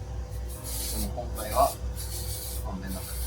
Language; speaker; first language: Japanese; native; Japanese